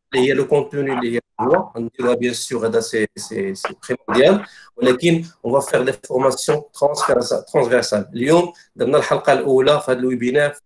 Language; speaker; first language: French; non-native, local second language; Arabic